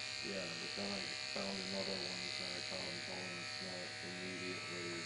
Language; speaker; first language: English; native; English